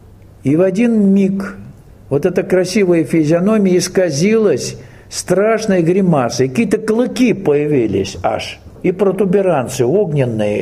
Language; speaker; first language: Russian; native; Russian